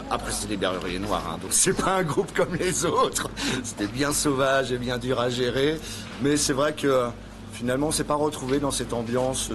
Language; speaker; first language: French; native; French